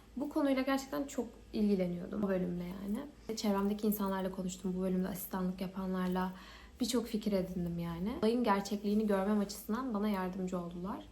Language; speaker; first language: Turkish; early bilingual, heritage; Turkish